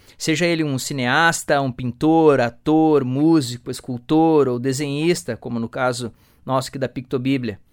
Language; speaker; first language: Portuguese; native; Portuguese